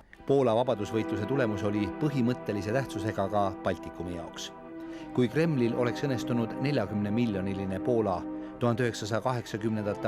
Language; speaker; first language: Estonian; native; Estonian